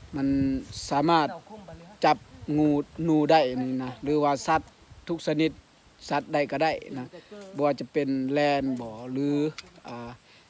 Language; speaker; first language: Lao; non-native, local second language; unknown